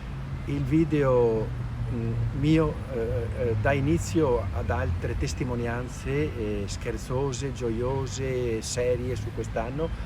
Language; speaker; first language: Italian; native; Italian